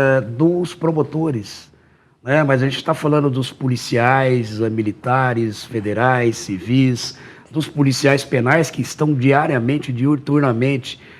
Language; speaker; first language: Portuguese; native; Portuguese